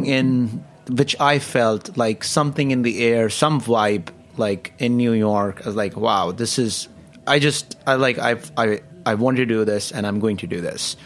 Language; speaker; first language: English; non-native, local second language; Hindi